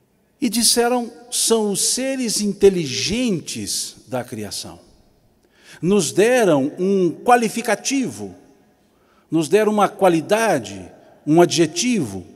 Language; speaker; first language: Portuguese; native; Portuguese